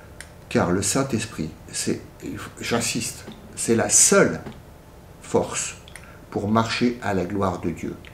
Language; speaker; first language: French; native; French